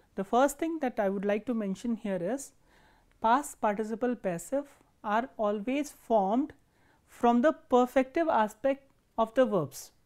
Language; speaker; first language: English; non-native, local second language; Hindi